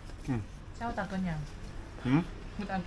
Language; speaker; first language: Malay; non-native, fluent; Chinese